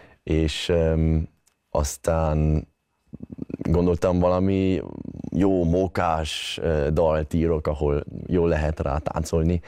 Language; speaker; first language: Hungarian; early bilingual, heritage; Hungarian